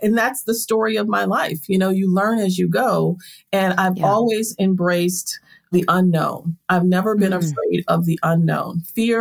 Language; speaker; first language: English; native; English